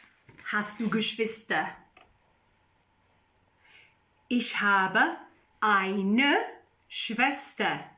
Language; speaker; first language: German; non-native, fluent; English